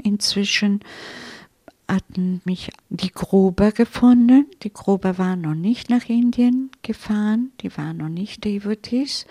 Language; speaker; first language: German; non-native, fluent; Italian